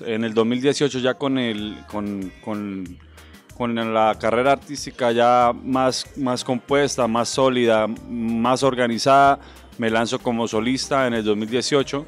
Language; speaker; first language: Spanish; native; Spanish